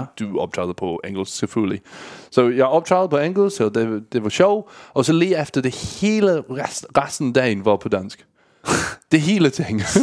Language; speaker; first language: Danish; non-native, learner; English